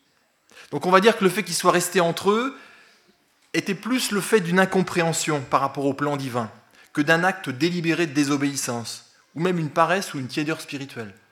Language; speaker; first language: French; native; French